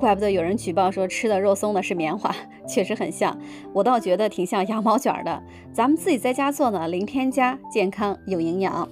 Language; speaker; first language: Chinese; native; Chinese